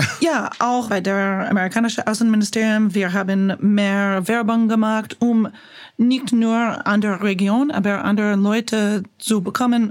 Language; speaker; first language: German; non-native, learner; English